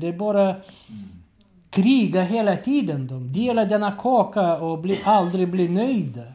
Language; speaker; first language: Swedish; non-native, learner; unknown